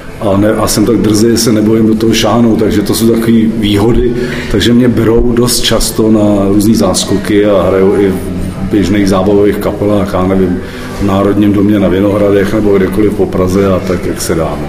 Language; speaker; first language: Czech; native; Czech